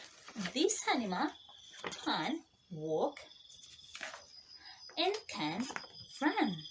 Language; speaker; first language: English; non-native, fluent; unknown